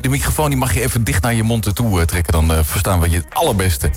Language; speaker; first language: Dutch; native; Dutch